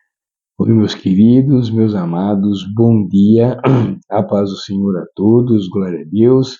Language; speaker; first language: Portuguese; native; Portuguese